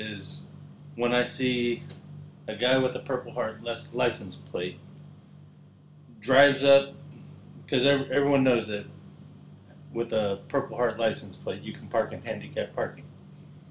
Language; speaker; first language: English; native; English